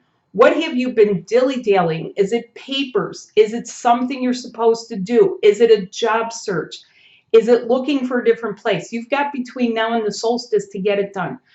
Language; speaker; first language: English; native; English